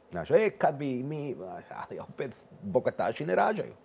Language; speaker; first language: Serbian; early bilingual, heritage; Serbian